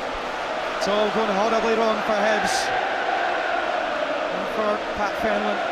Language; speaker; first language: English; native; English